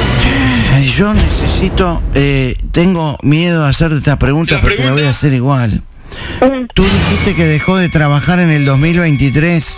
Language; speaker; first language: Spanish; native; Spanish